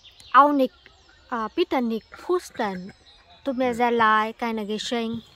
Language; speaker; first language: German; non-native, learner; Vietnamese